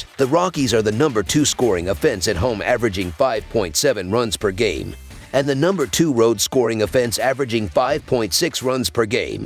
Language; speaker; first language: English; native; English